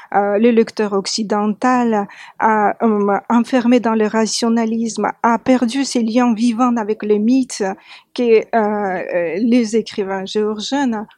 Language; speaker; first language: French; non-native, fluent; Georgian